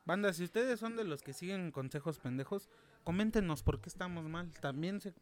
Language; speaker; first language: Spanish; native; Spanish